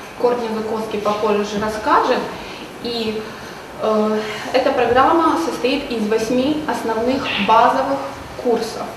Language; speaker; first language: Russian; native; Russian